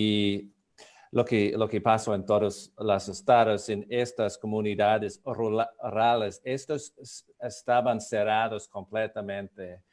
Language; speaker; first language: Spanish; non-native, fluent; English